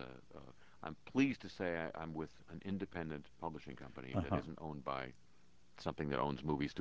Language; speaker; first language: English; native; English